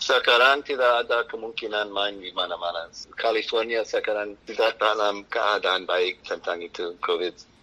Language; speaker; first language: Indonesian; non-native, fluent; English